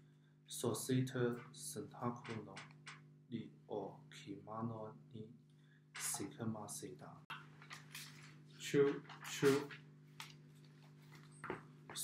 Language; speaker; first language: Japanese; non-native, learner; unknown